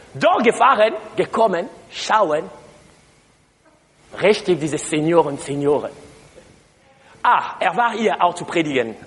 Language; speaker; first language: German; non-native, learner; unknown